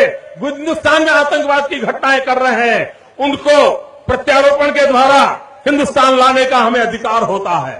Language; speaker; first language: Hindi; native; Hindi